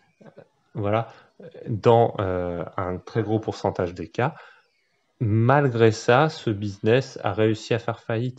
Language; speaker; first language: French; native; French